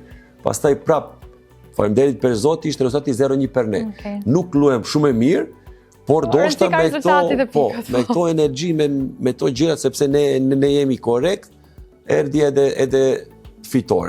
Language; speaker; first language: Albanian; non-native, learner; Serbian